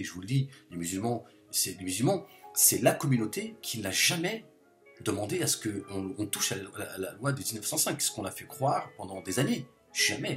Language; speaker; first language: French; native; French